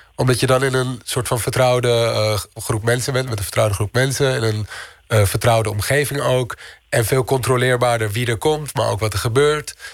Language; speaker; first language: Dutch; early bilingual, other home language; Turkish